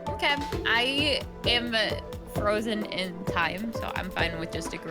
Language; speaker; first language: English; native; English